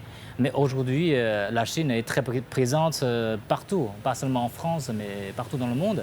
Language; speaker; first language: French; non-native, fluent; Chinese